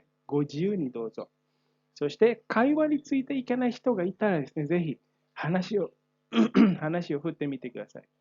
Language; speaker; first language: Japanese; non-native, fluent; Indonesian